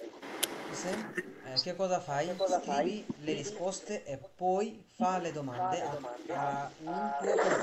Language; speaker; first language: Italian; non-native, fluent; Bangla